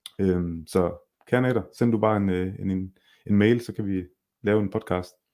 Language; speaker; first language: Danish; early bilingual, other home language; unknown